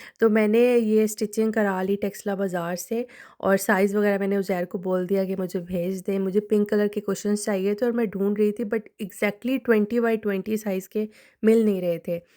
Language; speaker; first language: Urdu; non-native, local second language; Punjabi